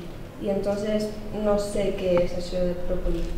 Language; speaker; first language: Catalan; non-native, learner; Spanish